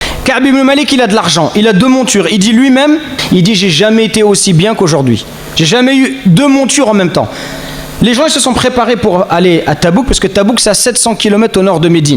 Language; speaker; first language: French; native; French